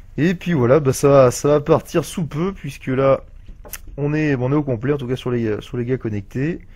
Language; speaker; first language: French; native; French